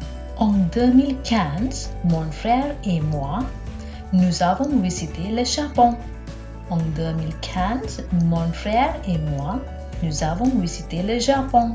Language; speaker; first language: French; non-native, learner; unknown